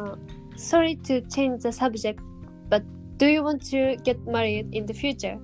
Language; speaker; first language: English; non-native, learner; Japanese